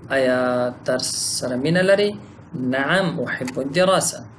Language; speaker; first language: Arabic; non-native, fluent; Pashto